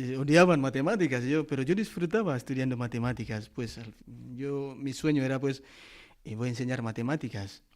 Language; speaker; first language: Spanish; non-native, fluent; Indonesian